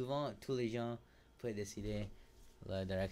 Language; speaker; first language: French; non-native, learner; English